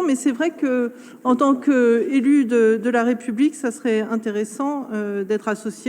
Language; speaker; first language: French; native; French